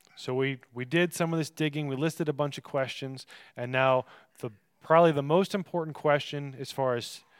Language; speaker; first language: English; native; English